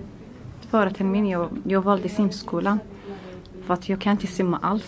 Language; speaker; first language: Swedish; non-native, learner; Arabic